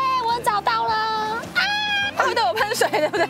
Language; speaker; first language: Chinese; native; Chinese